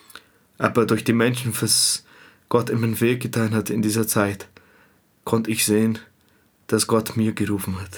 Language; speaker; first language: German; non-native, fluent; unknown